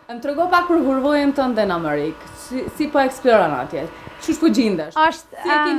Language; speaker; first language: Albanian; native; Albanian